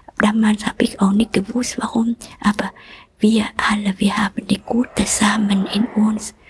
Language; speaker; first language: German; non-native, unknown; Vietnamese